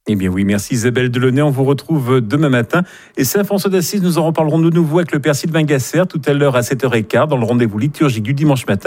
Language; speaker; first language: French; native; French